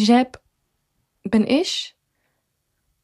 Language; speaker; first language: German; early bilingual, other home language; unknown